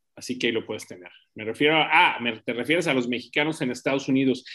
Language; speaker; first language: Spanish; native; Spanish